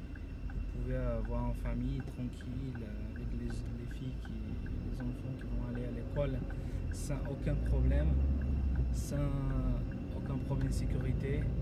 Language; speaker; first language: French; non-native, fluent; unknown